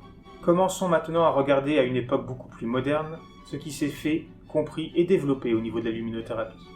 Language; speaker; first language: French; native; French